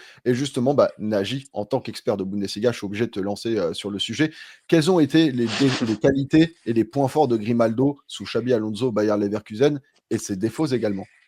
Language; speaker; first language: French; native; French